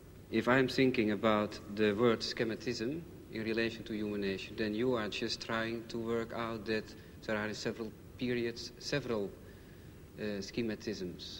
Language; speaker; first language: English; non-native, fluent; Dutch